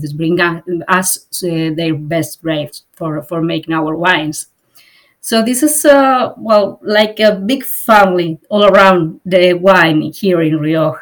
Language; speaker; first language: English; non-native, fluent; Spanish